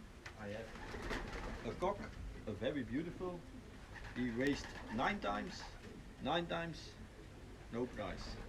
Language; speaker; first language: English; non-native, learner; Dutch